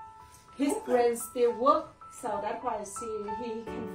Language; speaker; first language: English; non-native, learner; Vietnamese